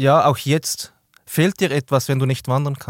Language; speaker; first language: German; native; German